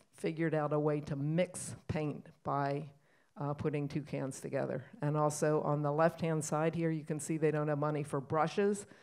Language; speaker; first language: English; native; English